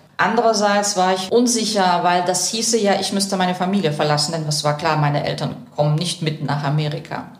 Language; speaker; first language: German; early bilingual, other home language; Russian